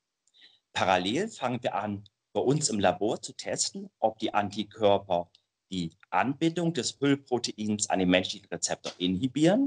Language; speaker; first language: German; native; German